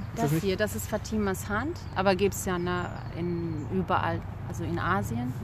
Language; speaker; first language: German; early bilingual, other home language; Bosnian